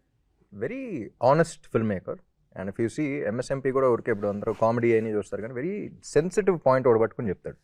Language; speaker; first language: Telugu; native; Telugu